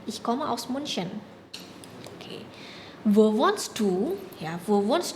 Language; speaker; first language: German; non-native, learner; Indonesian